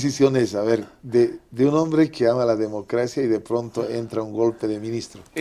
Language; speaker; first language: Spanish; native; Spanish